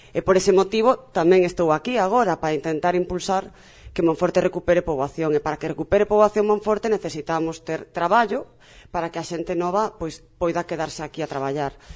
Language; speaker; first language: Galician; non-native, local second language; Spanish